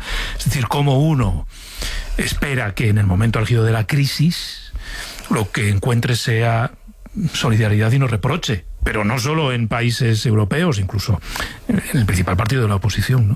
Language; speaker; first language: Spanish; native; Spanish